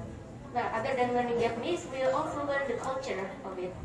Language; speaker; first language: English; non-native, learner; Indonesian